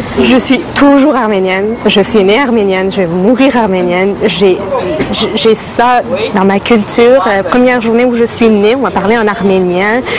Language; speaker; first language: French; non-native, local second language; Armenian